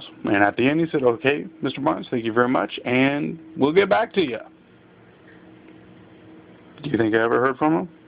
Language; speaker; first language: English; native; English